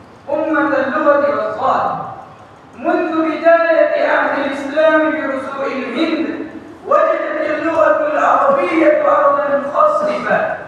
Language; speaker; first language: Arabic; non-native, learner; Urdu